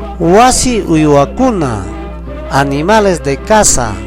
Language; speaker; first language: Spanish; non-native, local second language; Quechua